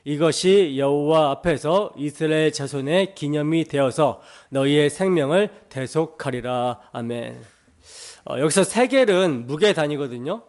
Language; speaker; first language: Korean; native; Korean